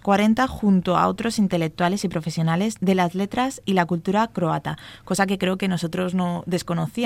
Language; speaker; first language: Spanish; native; Spanish